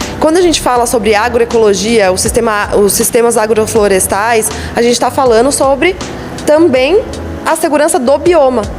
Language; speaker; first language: Portuguese; native; Portuguese